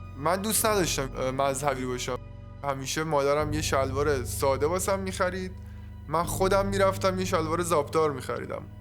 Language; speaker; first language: Persian; native; Persian